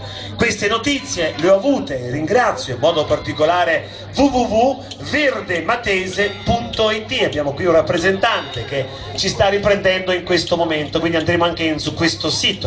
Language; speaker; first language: Italian; native; Italian